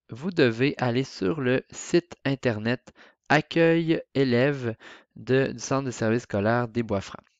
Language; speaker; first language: French; native; French